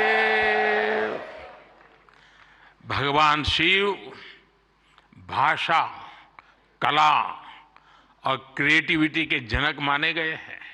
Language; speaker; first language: Hindi; non-native, local second language; Gujarati